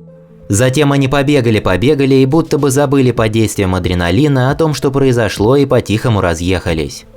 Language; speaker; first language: Russian; native; Russian